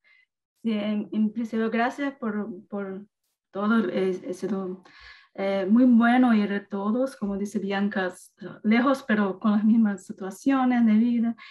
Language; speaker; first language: Spanish; non-native, learner; Portuguese